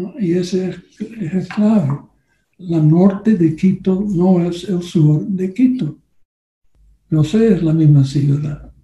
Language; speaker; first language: Spanish; non-native, learner; English